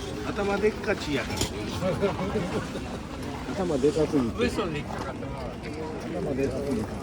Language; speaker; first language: Japanese; native; Japanese